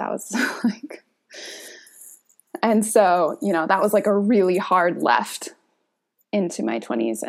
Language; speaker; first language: English; native; English